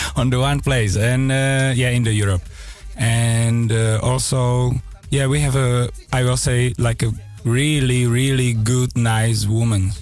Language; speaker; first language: English; non-native, fluent; Czech